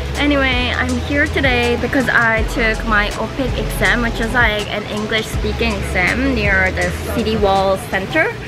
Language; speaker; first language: English; non-native, fluent; Korean